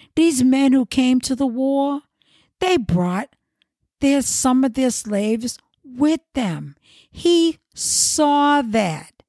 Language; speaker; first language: English; native; English